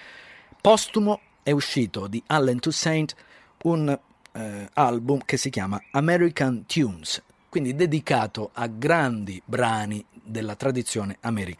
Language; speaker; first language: Italian; native; Italian